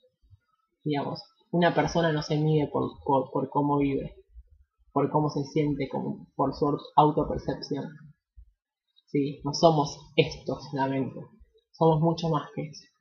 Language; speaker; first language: Spanish; native; Spanish